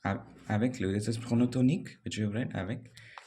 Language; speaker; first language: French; non-native, fluent; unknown